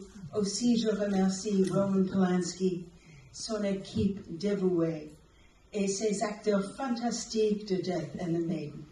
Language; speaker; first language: French; non-native, fluent; English